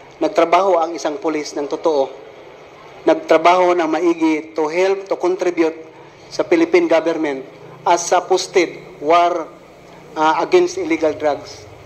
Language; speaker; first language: Filipino; non-native, local second language; Cebuano